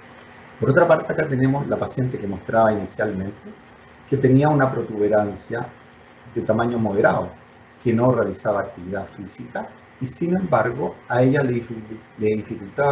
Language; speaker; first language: Spanish; native; Spanish